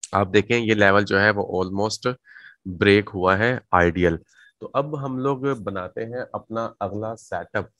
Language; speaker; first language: Urdu; native; Urdu